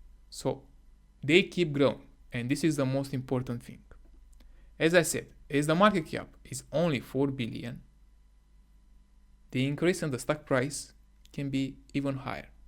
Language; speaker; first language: English; non-native, fluent; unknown